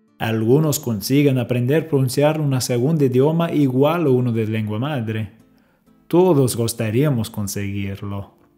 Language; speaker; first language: Spanish; non-native, fluent; English